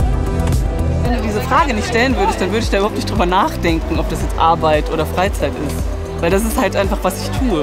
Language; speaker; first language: German; native; German